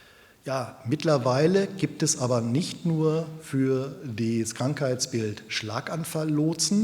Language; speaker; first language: German; native; German